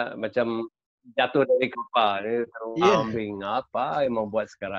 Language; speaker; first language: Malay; non-native, local second language; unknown